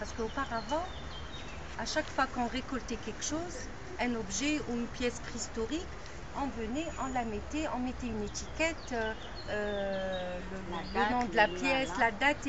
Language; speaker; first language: French; non-native, local second language; Arabic